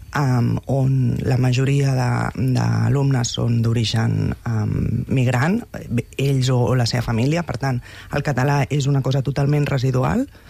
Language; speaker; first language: Catalan; native; Catalan